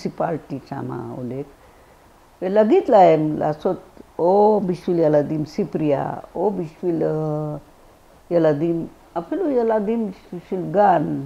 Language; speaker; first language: Hebrew; non-native, fluent; Marathi